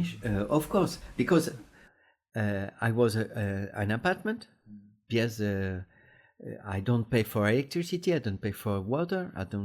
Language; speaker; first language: English; non-native, learner; French